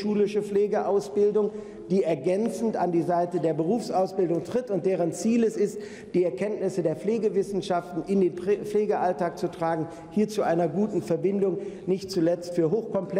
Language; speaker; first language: German; native; German